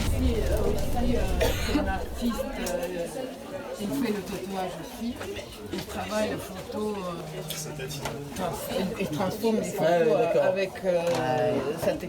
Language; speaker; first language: French; non-native, learner; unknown